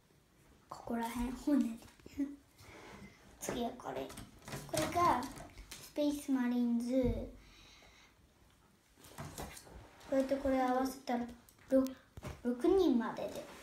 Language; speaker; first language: Japanese; early bilingual, heritage; Japanese